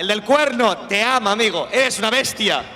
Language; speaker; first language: Spanish; non-native, fluent; English